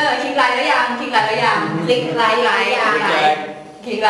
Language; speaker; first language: Thai; native; Thai